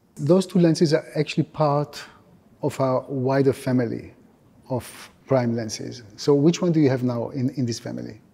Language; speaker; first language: English; non-native, fluent; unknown